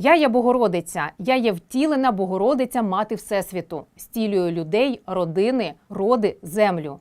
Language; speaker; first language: Ukrainian; native; Ukrainian